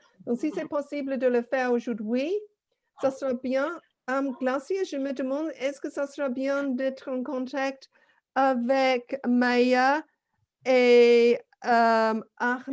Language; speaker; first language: French; non-native, fluent; English